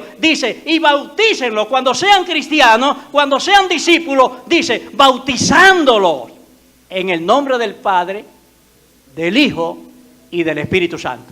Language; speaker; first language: Spanish; native; Spanish